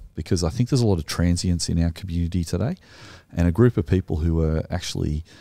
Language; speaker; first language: English; native; English